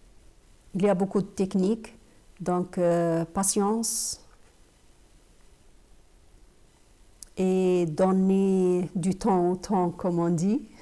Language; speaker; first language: French; non-native, fluent; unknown